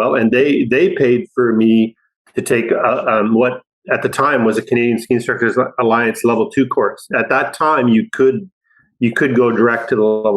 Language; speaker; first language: English; native; English